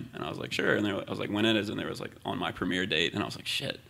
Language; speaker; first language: English; native; English